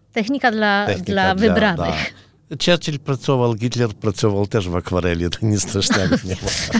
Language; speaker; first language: Polish; non-native, learner; Ukrainian